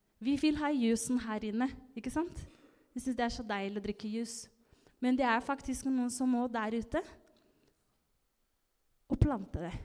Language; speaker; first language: Norwegian; non-native, fluent; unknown